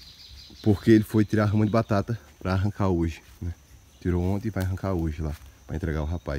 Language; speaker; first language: Portuguese; native; Portuguese